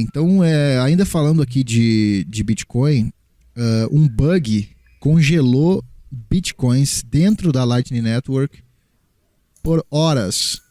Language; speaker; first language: Portuguese; native; Portuguese